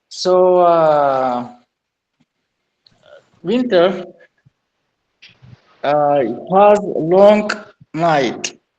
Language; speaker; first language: English; non-native, learner; Arabic